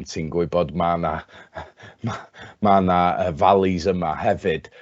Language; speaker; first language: Welsh; non-native, local second language; English